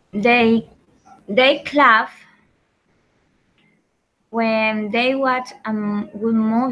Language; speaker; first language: English; non-native, learner; Spanish